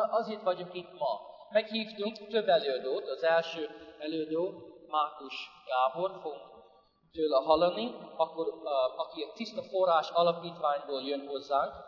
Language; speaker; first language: Hungarian; non-native, fluent; English